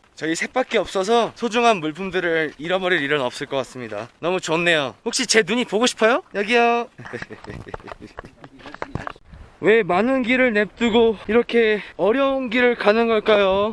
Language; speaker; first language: Korean; native; Korean